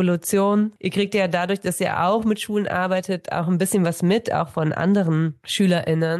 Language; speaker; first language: German; native; German